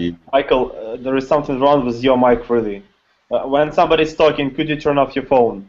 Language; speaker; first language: English; non-native, learner; Russian